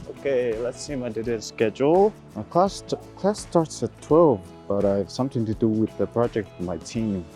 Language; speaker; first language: English; non-native, learner; Mongolian